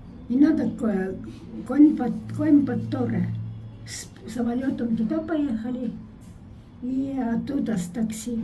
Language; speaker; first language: Russian; non-native, fluent; Estonian